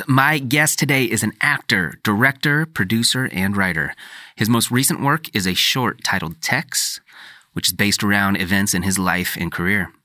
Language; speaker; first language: English; native; English